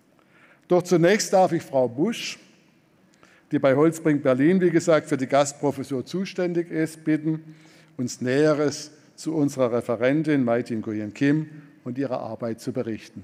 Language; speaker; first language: German; native; German